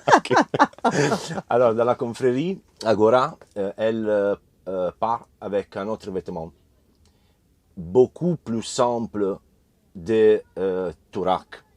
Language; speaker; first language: French; non-native, learner; Italian